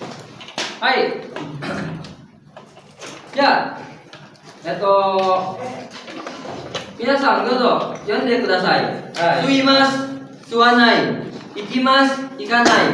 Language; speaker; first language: Japanese; non-native, fluent; Indonesian